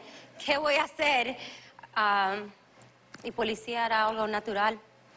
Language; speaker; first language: Spanish; early bilingual, other home language; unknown